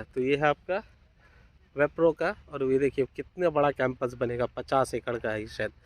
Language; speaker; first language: Hindi; non-native, local second language; Bangla